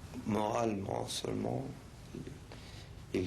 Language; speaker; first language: French; non-native, fluent; Spanish